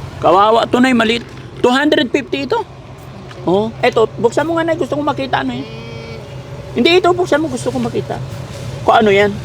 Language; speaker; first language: Filipino; native; Filipino